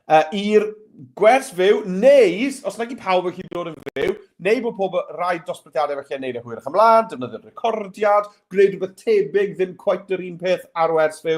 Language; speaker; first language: Welsh; native; Welsh